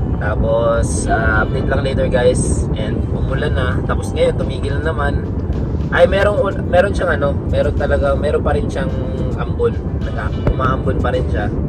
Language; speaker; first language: Filipino; non-native, local second language; Cebuano